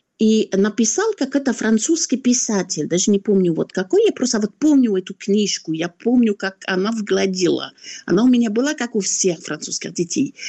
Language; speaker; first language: Russian; non-native, fluent; French